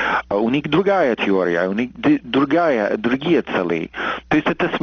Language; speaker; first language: Russian; non-native, fluent; English